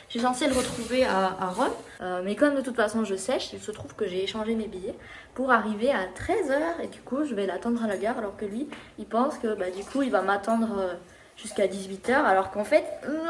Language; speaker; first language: French; native; French